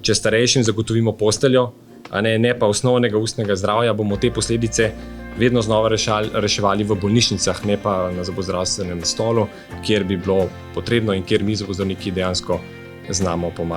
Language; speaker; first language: Slovenian; native; Slovenian